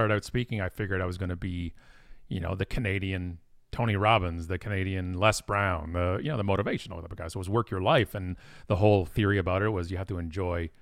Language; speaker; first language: English; native; English